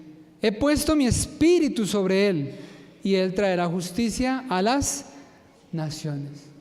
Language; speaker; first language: Spanish; native; Spanish